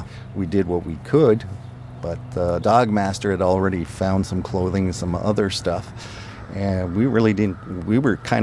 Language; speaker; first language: English; non-native, fluent; French